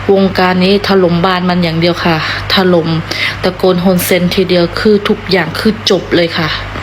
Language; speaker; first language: Thai; non-native, fluent; Khmer